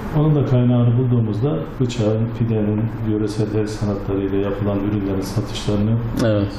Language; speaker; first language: Turkish; native; Turkish